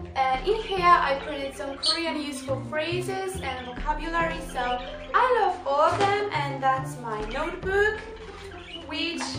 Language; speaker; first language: English; non-native, fluent; Polish